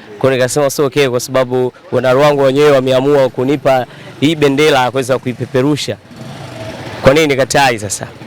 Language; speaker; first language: Swahili; native; Swahili